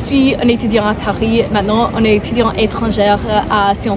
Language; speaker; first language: French; non-native, learner; English